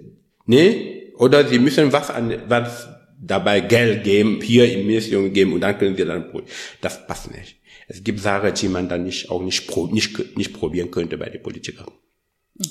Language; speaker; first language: German; non-native, learner; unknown